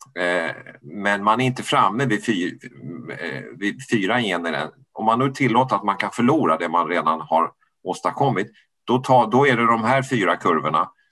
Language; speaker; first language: Swedish; native; Swedish